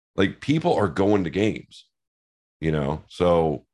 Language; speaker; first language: English; native; English